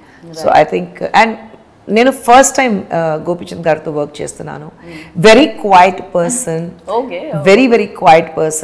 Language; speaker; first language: Telugu; non-native, fluent; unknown